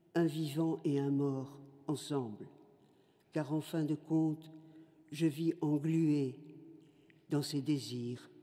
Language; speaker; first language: French; native; French